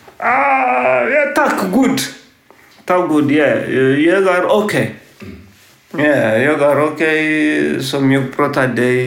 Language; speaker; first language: Swedish; non-native, learner; Tigrinya